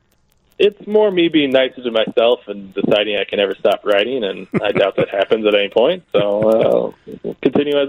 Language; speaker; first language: English; native; English